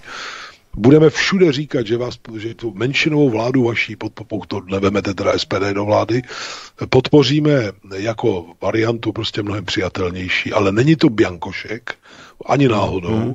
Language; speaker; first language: Czech; native; Czech